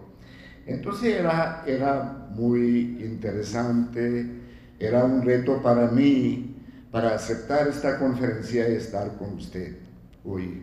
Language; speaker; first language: Spanish; non-native, fluent; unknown